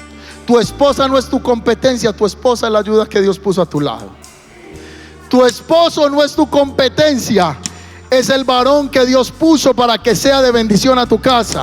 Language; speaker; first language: Spanish; native; Spanish